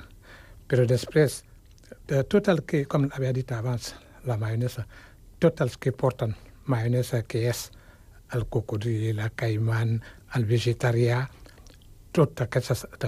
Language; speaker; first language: Catalan; non-native, fluent; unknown